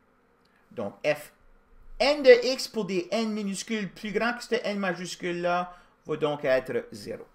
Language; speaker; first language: French; native; French